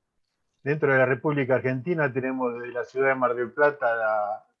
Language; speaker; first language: Spanish; native; Spanish